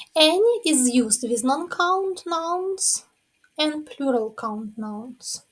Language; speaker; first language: English; non-native, fluent; Ukrainian